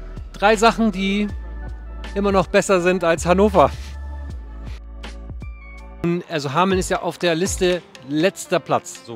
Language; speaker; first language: German; native; German